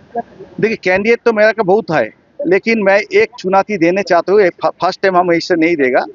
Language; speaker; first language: Hindi; non-native, local second language; Bangla